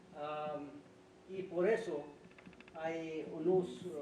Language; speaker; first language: Spanish; non-native, fluent; Hindi